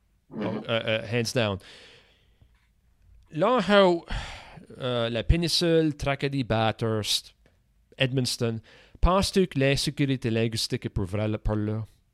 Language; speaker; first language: French; native; French